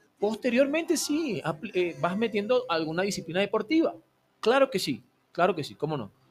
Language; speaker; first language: Spanish; native; Spanish